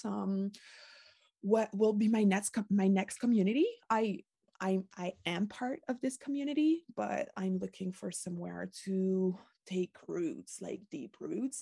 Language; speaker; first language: English; non-native, fluent; French